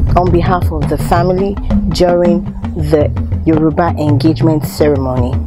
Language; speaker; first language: English; non-native, local second language; Yoruba